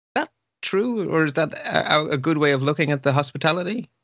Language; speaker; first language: English; non-native, fluent; Dutch